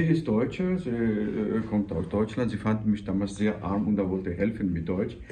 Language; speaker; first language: German; non-native, fluent; Georgian